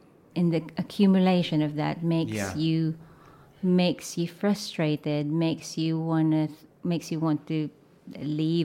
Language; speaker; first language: English; non-native, local second language; Filipino